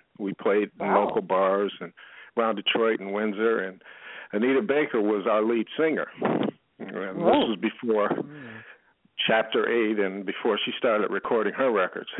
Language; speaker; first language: English; native; English